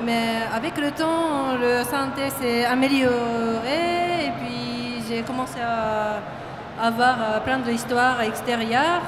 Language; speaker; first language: French; non-native, fluent; Japanese